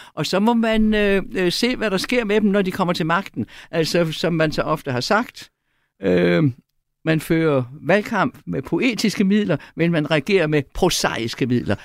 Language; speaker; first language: Danish; native; Danish